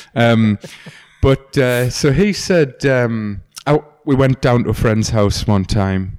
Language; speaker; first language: English; native; English